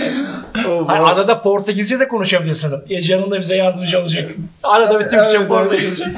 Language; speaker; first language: Turkish; native; Turkish